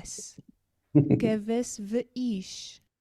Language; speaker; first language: Hebrew; non-native, learner; English